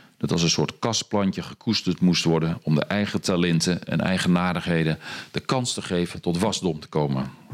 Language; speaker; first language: Dutch; native; Dutch